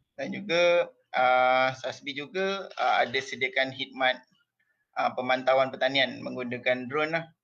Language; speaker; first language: Malay; native; Malay